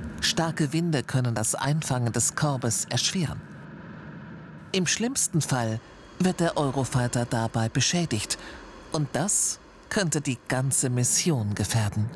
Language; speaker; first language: German; native; German